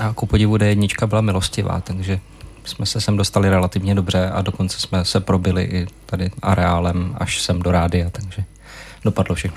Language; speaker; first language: Czech; native; Czech